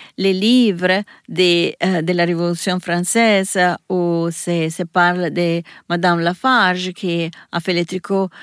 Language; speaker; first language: French; non-native, learner; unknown